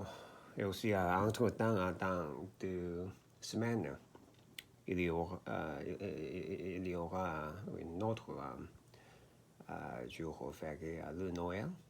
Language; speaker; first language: French; non-native, learner; Korean